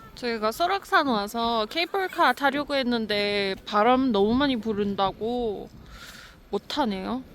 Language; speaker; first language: Korean; non-native, fluent; English